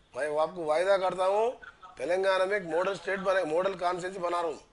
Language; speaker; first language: Hindi; non-native, local second language; Telugu